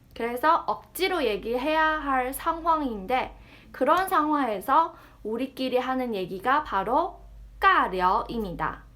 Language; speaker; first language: Korean; non-native, fluent; Chinese